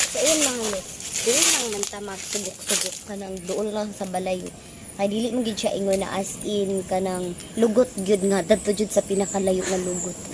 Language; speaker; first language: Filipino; non-native, local second language; Cebuano